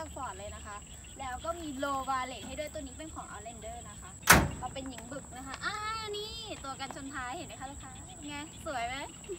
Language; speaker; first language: Thai; native; Thai